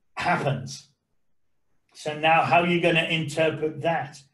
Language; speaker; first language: English; native; English